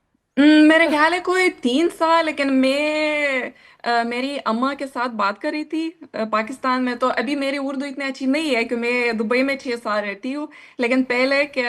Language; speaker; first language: Hindi; non-native, learner; Lithuanian